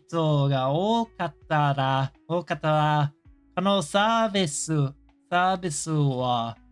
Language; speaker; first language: Japanese; non-native, learner; English